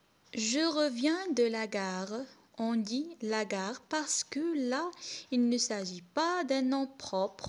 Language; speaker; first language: French; non-native, local second language; Arabic